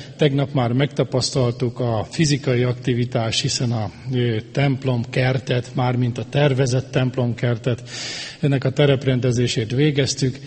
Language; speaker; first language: Hungarian; native; Hungarian